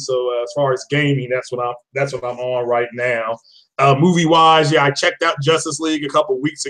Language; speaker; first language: English; native; English